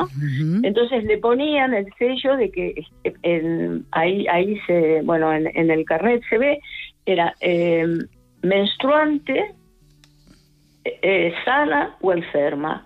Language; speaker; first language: Spanish; native; Spanish